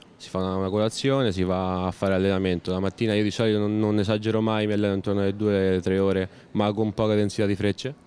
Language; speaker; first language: Italian; native; Italian